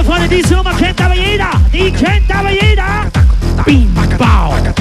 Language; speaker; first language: German; native; German